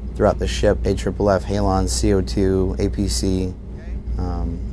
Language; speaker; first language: English; native; English